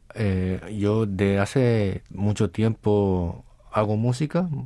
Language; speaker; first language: Spanish; native; Spanish